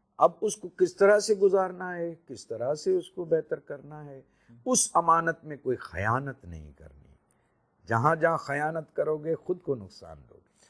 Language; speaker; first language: Urdu; non-native, local second language; Sindhi